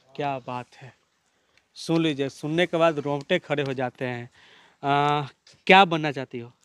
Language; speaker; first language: Hindi; native; Hindi